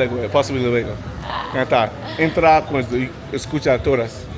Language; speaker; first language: Spanish; non-native, learner; English